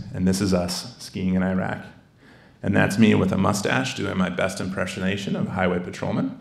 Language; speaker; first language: English; native; English